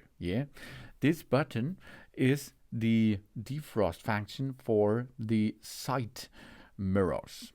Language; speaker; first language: English; non-native, fluent; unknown